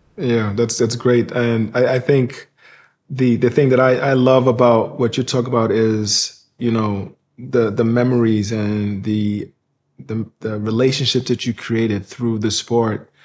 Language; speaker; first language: English; native; English